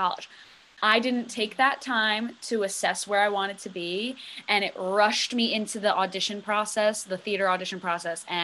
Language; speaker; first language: English; native; English